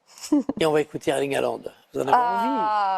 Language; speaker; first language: French; native; French